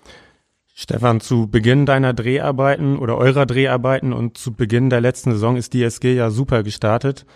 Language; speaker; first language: German; native; German